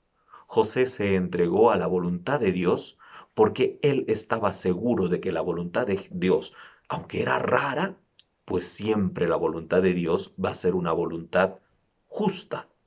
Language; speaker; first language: Spanish; native; Spanish